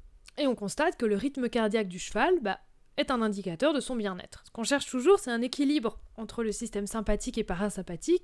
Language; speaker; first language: French; native; French